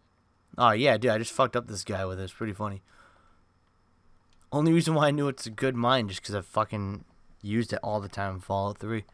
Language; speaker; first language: English; native; English